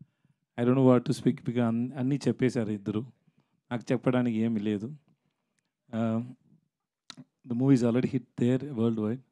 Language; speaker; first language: Telugu; non-native, learner; Tamil